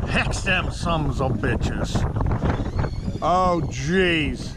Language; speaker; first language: English; native; English